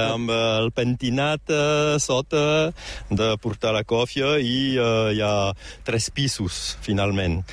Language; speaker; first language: Catalan; non-native, local second language; French